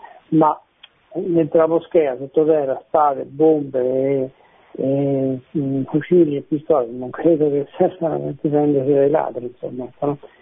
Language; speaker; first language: Italian; native; Italian